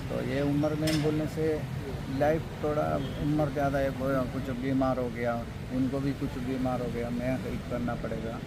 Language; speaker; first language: Hindi; non-native, local second language; Malayalam